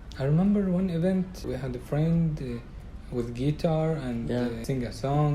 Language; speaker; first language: English; non-native, learner; Arabic